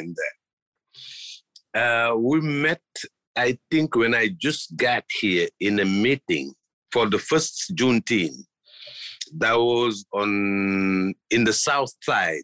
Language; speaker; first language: English; non-native, fluent; Wolof